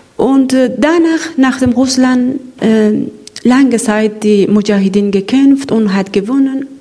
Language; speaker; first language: German; non-native, learner; Persian